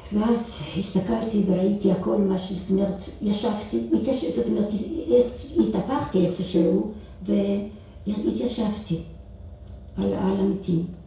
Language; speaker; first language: Hebrew; non-native, fluent; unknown